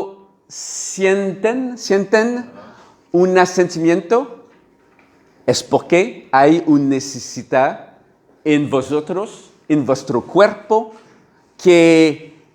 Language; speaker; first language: Spanish; non-native, learner; French